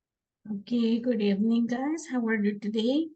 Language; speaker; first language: English; non-native, fluent; Spanish